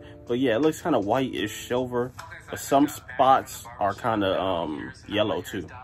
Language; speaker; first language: English; native; English